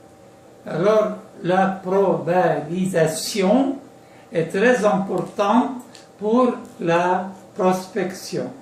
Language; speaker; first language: French; non-native, local second language; Arabic